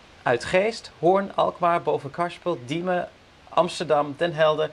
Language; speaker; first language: Dutch; native; Dutch